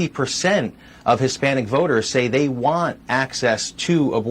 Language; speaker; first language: English; native; English